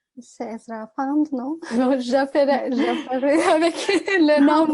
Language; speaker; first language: French; non-native, fluent; Turkish